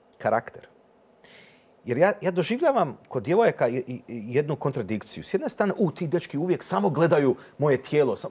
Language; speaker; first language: Croatian; early bilingual, heritage; Croatian